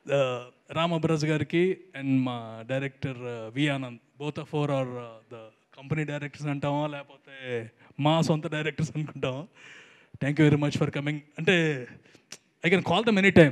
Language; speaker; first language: Telugu; native; Telugu